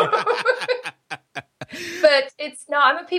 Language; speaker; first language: English; non-native, fluent; German